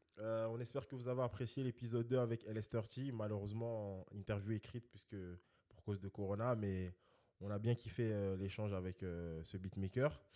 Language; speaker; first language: French; native; French